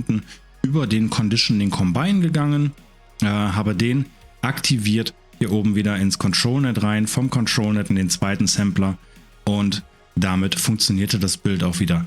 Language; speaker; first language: German; native; German